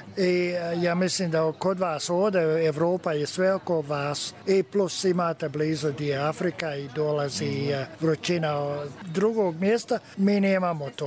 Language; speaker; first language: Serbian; early bilingual, heritage; Serbian